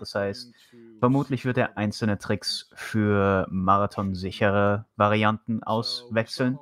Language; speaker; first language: German; native; German